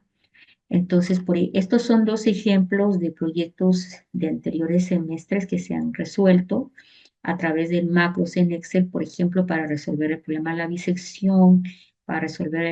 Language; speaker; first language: Spanish; native; Spanish